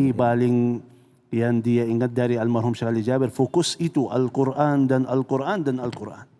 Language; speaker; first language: Indonesian; non-native, fluent; Arabic